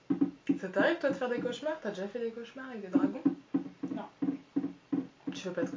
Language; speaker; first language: French; native; French